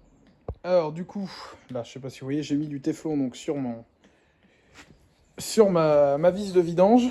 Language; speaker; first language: French; native; French